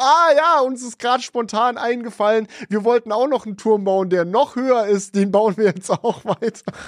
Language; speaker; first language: German; native; German